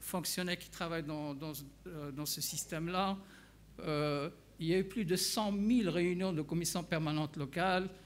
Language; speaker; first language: French; non-native, local second language; Arabic